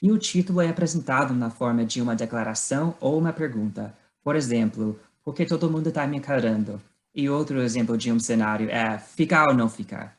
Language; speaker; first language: Portuguese; non-native, fluent; English